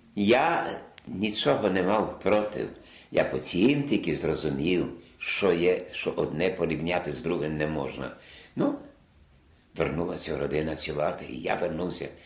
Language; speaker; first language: Ukrainian; non-native, local second language; Polish